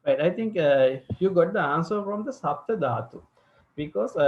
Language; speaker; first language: English; non-native, local second language; Sinhala